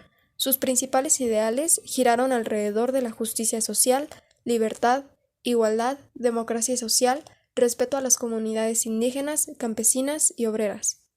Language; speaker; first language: Spanish; native; Spanish